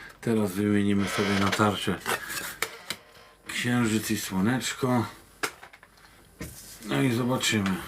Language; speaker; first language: Polish; native; Polish